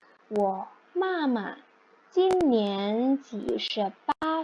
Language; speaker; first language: Chinese; non-native, fluent; Indonesian